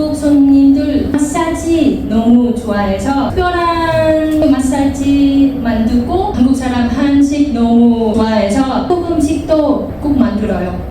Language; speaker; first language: Korean; non-native, fluent; Vietnamese